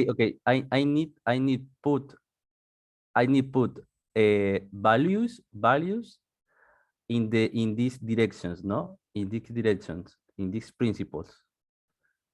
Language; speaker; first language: English; non-native, learner; Spanish